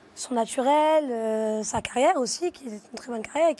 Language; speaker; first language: French; native; French